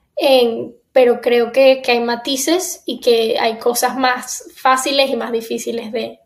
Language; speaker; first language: Spanish; native; Spanish